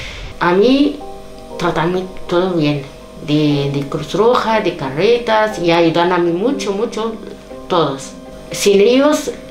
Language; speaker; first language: Spanish; non-native, learner; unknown